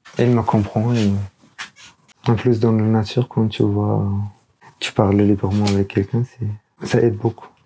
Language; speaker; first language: French; non-native, learner; Urdu